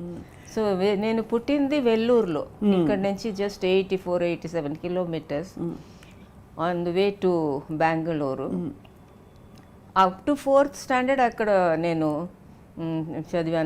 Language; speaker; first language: Telugu; non-native, local second language; Tamil